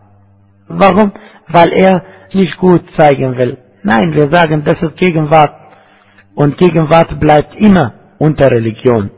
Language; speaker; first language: German; non-native, fluent; Arabic